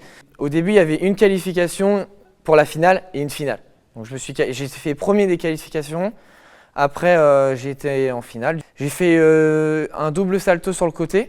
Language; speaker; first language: French; native; French